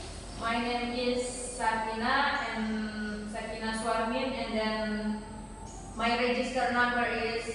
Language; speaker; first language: English; non-native, learner; Indonesian